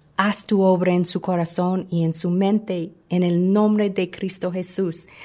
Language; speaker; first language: Spanish; non-native, fluent; English